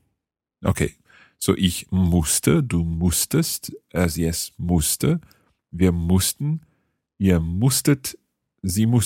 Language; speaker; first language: German; non-native, learner; English